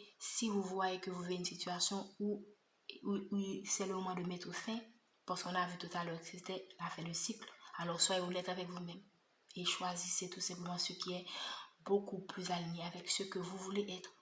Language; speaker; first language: French; native; French